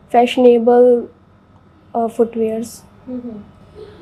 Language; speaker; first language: English; non-native, local second language; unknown